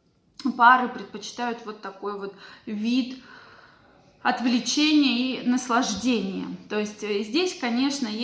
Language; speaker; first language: Russian; native; Russian